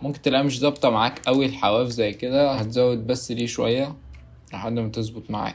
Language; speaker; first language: Arabic; native; Arabic